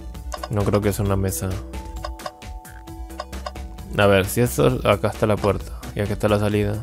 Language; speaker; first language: Spanish; native; Spanish